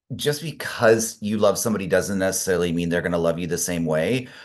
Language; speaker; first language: English; native; English